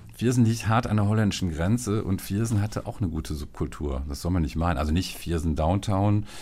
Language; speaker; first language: German; native; German